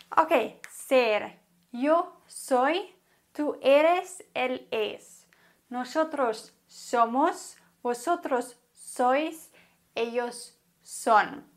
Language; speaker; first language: Spanish; non-native, fluent; German